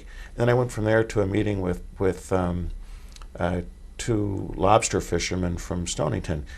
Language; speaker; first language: English; native; English